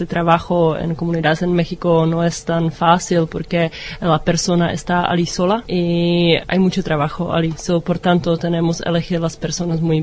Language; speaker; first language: Spanish; non-native, learner; Czech